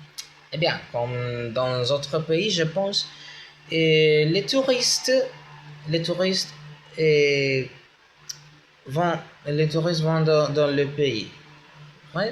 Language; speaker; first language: French; non-native, learner; Spanish